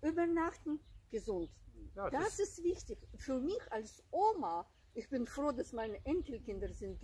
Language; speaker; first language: German; non-native, learner; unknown